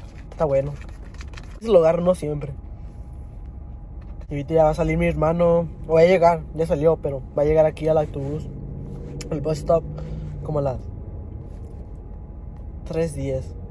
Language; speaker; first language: Spanish; early bilingual, heritage; Spanish